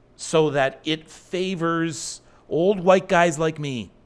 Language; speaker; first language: English; native; English